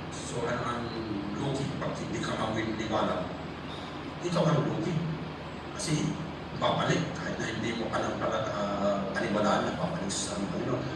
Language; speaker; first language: Filipino; non-native, local second language; Cebuano